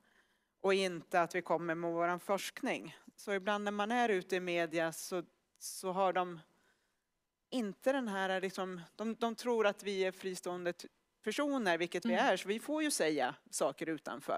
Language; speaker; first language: Swedish; native; Swedish